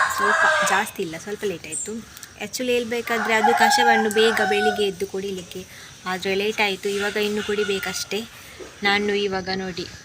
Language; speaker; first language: Kannada; non-native, local second language; Tulu